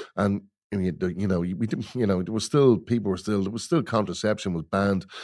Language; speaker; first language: English; native; English